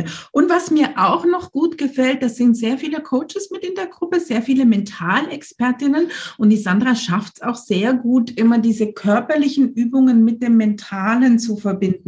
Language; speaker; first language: German; native; German